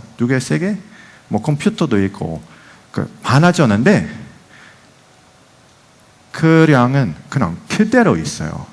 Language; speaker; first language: Korean; non-native, fluent; Dutch